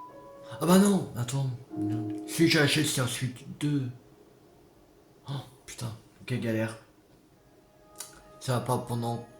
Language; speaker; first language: French; native; French